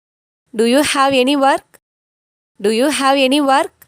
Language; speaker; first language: English; non-native, local second language; Tamil